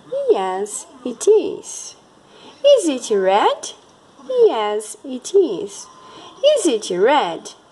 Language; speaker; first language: English; non-native, fluent; Portuguese